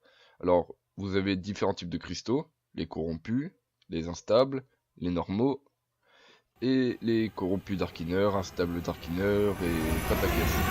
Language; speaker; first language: French; native; French